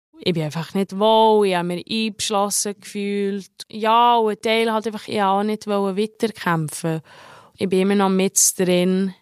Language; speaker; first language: German; early bilingual, heritage; German